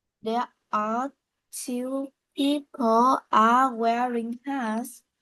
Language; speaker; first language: English; non-native, learner; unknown